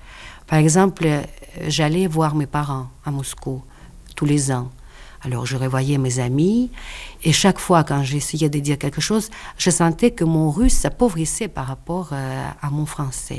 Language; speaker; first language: French; non-native, fluent; Russian